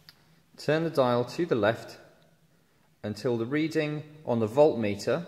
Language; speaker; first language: English; native; English